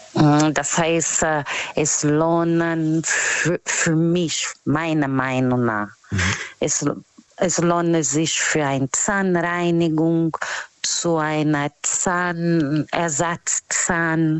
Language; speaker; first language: German; non-native, fluent; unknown